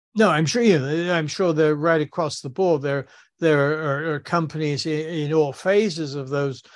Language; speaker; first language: English; native; English